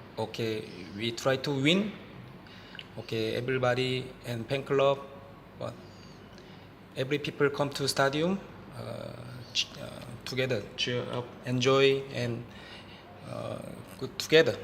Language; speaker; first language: English; non-native, learner; Korean